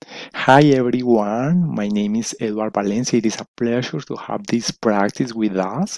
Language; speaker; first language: English; non-native, learner; Spanish